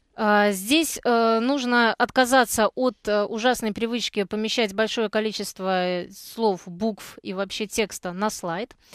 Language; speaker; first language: Russian; native; Russian